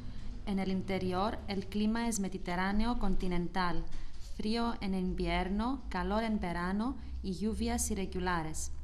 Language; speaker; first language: Spanish; non-native, learner; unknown